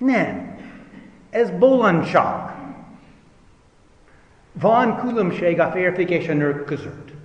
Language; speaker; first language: Hungarian; non-native, fluent; English